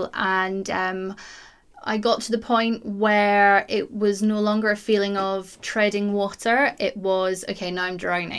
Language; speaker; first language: English; native; English